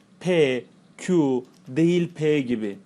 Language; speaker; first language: Turkish; native; Turkish